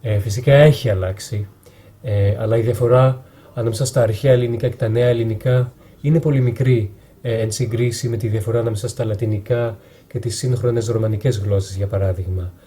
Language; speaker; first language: Greek; non-native, fluent; French